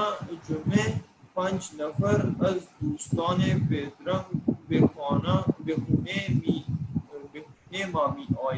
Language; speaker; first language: Persian; non-native, learner; Urdu